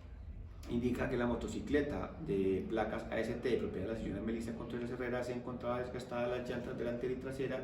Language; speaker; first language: Spanish; native; Spanish